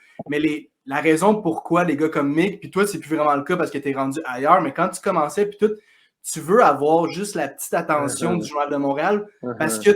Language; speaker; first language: French; native; French